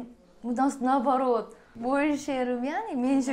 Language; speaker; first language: Russian; non-native, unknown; Korean